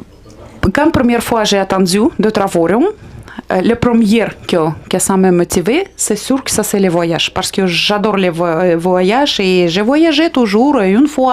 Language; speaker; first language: French; non-native, fluent; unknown